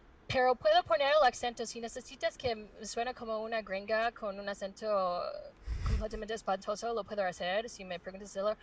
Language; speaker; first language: Spanish; early bilingual, heritage; Spanish